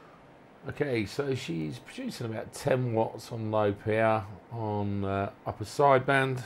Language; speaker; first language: English; native; English